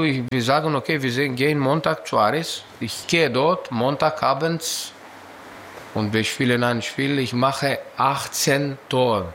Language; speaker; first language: German; non-native, learner; Greek